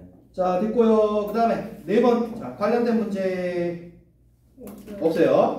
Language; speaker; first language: Korean; native; Korean